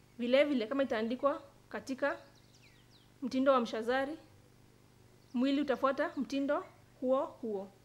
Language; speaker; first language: Swahili; non-native, local second language; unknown